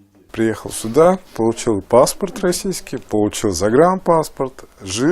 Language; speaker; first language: Russian; non-native, local second language; Tajik